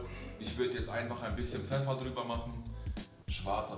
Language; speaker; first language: German; native; German